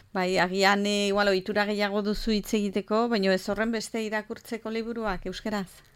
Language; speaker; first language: Basque; native; Basque